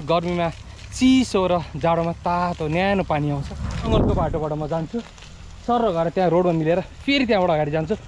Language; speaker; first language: Nepali; native; Nepali